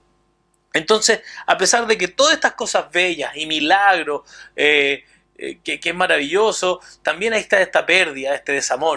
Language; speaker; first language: Spanish; native; Spanish